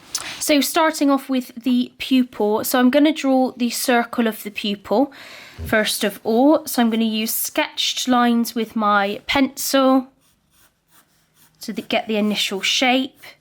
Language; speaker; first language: English; native; English